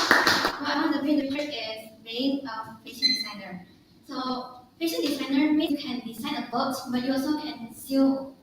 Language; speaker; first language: English; non-native, learner; Indonesian